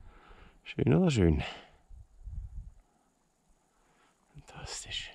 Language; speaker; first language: German; native; German